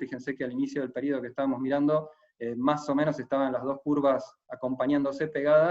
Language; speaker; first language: Spanish; native; Spanish